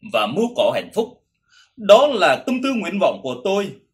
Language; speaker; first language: Vietnamese; non-native, local second language; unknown